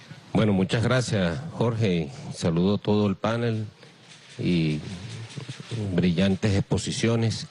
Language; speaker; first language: Spanish; native; Spanish